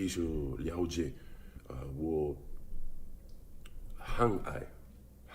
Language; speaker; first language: Chinese; non-native, learner; English